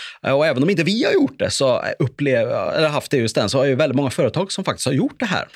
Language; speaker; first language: Swedish; native; Swedish